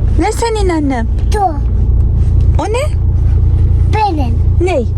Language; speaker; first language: Turkish; early bilingual, heritage; Turkish